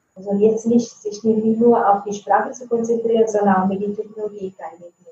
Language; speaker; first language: German; non-native, fluent; Italian